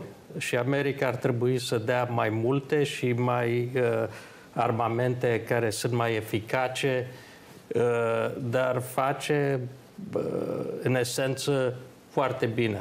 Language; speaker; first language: Romanian; early bilingual, heritage; Romanian